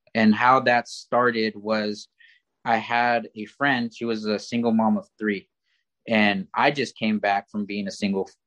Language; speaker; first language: English; native; English